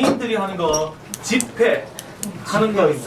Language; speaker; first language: Korean; native; Korean